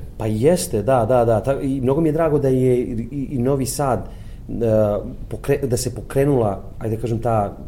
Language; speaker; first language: Serbian; native; Serbian